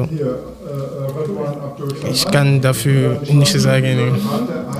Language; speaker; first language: German; non-native, learner; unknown